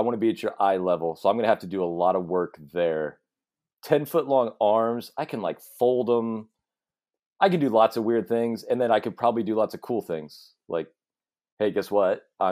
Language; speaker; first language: English; native; English